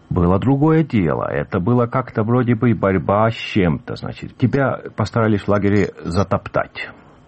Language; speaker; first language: Russian; native; Russian